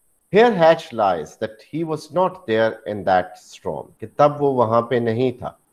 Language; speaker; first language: English; non-native, local second language; Urdu